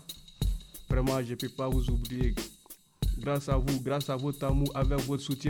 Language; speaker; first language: French; non-native, learner; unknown